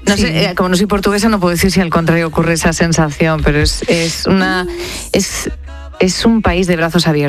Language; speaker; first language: Spanish; native; Spanish